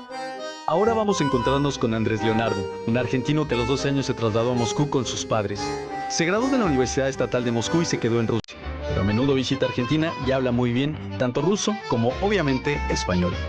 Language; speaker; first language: Spanish; native; Spanish